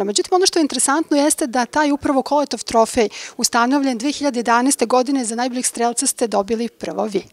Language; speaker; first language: Serbian; native; Serbian